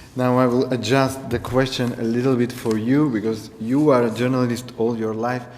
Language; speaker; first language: English; non-native, fluent; Macedonian